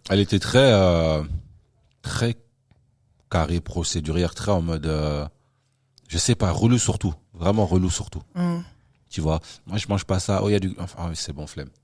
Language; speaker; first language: French; native; French